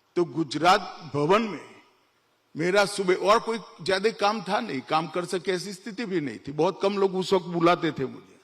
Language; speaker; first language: Hindi; non-native, local second language; Gujarati